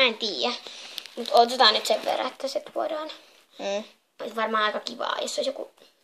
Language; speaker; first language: Finnish; native; Finnish